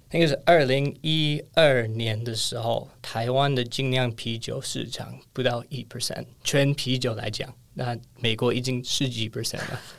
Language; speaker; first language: Chinese; non-native, fluent; English